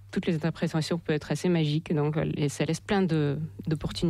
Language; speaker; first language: French; non-native, fluent; Russian